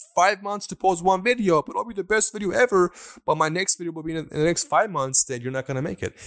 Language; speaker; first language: English; non-native, fluent; Persian